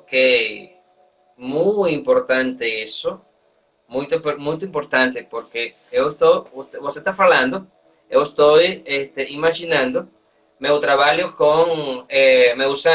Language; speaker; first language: Portuguese; non-native, learner; Spanish